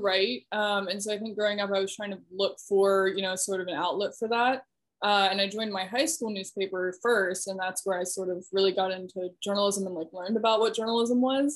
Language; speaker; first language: English; native; English